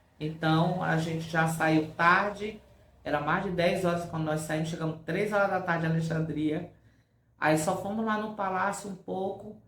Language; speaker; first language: Portuguese; native; Portuguese